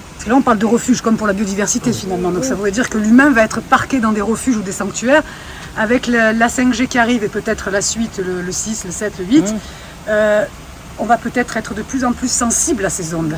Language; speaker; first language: French; native; French